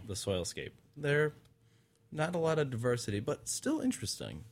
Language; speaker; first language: English; native; English